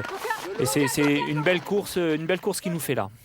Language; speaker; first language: French; native; French